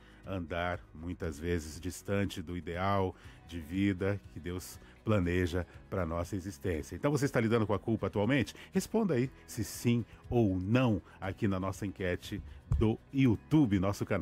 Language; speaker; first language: Portuguese; native; Portuguese